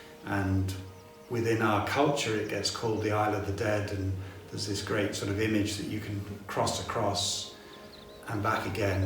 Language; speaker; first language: English; native; English